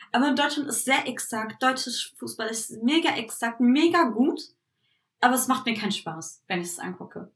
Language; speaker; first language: German; early bilingual, other home language; Turkish